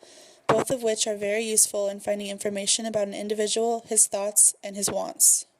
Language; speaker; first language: English; native; English